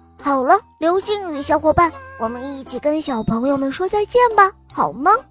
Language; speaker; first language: Chinese; native; Chinese